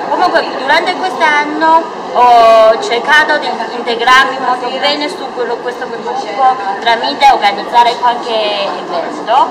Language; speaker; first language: Italian; non-native, fluent; Chinese